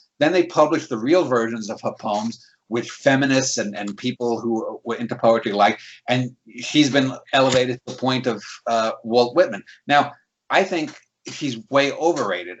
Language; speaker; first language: English; native; English